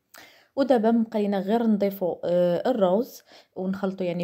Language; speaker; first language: Arabic; native; Arabic